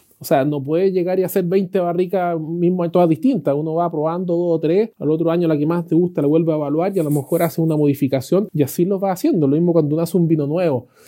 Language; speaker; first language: Spanish; native; Spanish